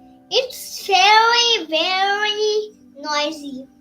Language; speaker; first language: English; non-native, learner; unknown